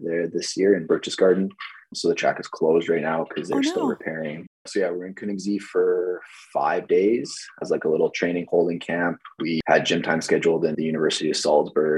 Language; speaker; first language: English; native; English